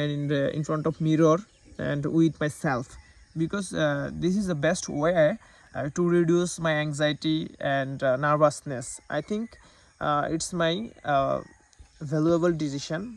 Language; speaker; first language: English; non-native, learner; Bangla